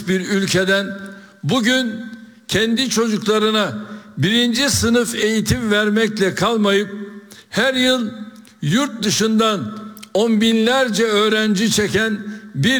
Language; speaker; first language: Turkish; native; Turkish